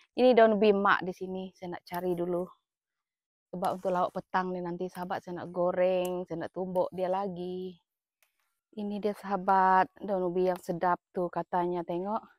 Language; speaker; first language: Malay; native; Malay